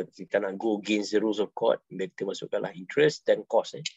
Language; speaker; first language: English; non-native, local second language; Malay